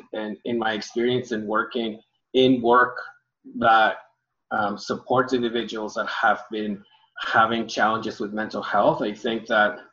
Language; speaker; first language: English; early bilingual, other home language; Spanish